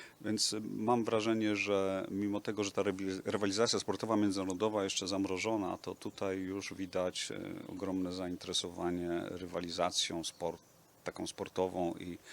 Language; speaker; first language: Polish; native; Polish